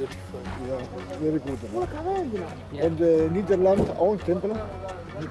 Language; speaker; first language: German; non-native, fluent; Italian